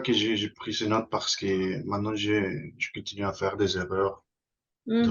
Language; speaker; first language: French; non-native, fluent; Spanish